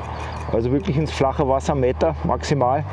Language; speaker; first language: German; native; German